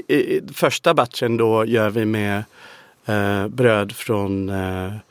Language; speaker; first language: Swedish; non-native, fluent; English